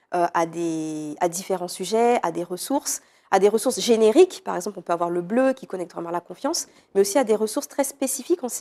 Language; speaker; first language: French; native; French